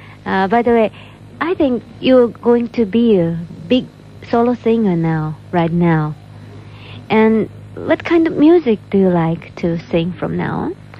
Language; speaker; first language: English; non-native, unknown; Japanese